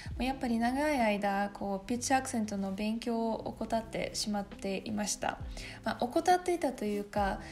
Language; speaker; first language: Japanese; non-native, fluent; Russian